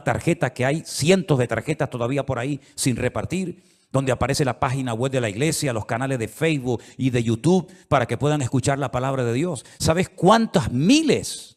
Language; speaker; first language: Spanish; native; Spanish